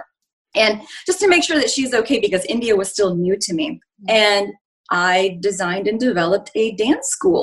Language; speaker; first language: English; native; English